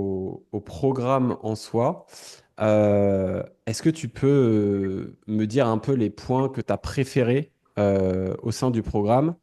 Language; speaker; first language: French; native; French